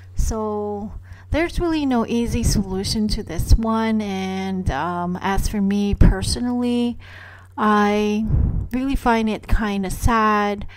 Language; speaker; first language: English; non-native, local second language; Cebuano